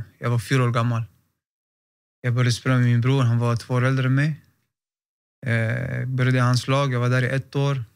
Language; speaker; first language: Swedish; native; Swedish